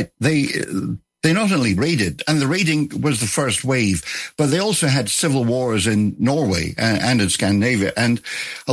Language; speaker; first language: English; native; English